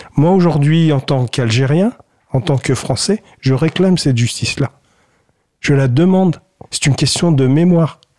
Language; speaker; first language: French; early bilingual, other home language; Kabyle